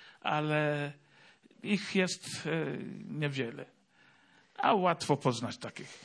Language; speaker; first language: Polish; non-native, fluent; Igbo